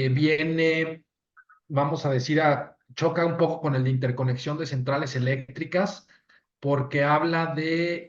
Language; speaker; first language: Spanish; native; Spanish